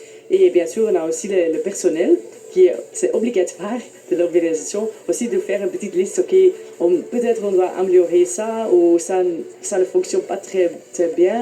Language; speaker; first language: French; non-native, local second language; Dutch